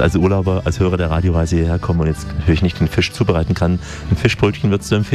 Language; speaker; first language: German; native; German